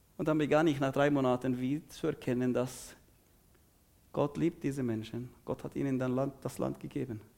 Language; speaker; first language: German; non-native, fluent; Arabic